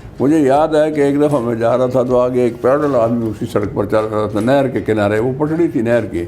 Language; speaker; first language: Urdu; non-native, local second language; Punjabi